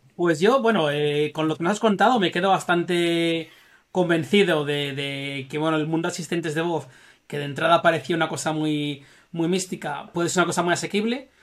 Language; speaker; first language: Spanish; native; Spanish